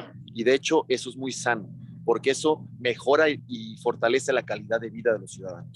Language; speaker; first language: Spanish; native; Spanish